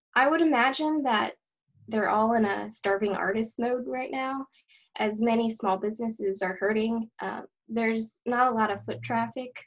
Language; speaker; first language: English; native; English